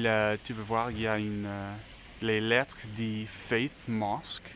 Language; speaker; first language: French; non-native, learner; English